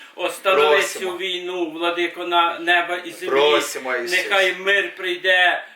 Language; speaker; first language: Ukrainian; native; Ukrainian